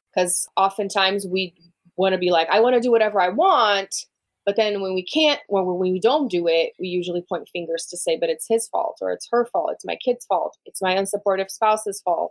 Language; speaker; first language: English; non-native, fluent; Portuguese